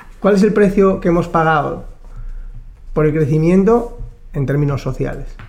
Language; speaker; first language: Spanish; native; Spanish